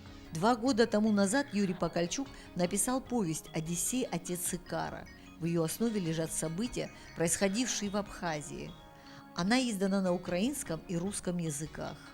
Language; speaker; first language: Russian; native; Russian